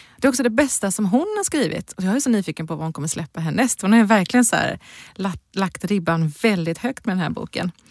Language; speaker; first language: Swedish; native; Swedish